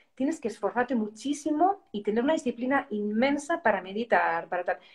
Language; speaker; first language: Spanish; native; Spanish